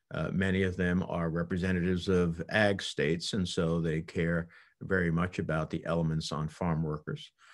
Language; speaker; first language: English; early bilingual, other home language; Spanish